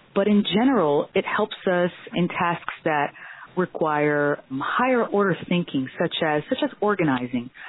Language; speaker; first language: English; non-native, fluent; Portuguese